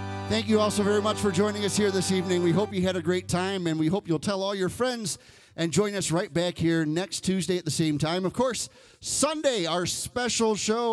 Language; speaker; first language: English; native; English